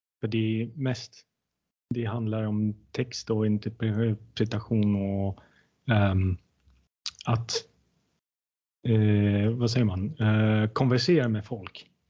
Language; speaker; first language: Swedish; non-native, fluent; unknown